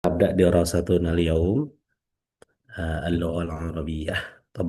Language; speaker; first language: Arabic; non-native, fluent; Indonesian